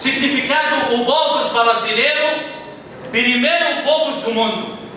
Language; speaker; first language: Portuguese; non-native, learner; Arabic